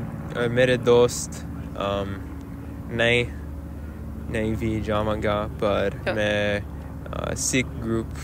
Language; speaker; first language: Punjabi; non-native, learner; English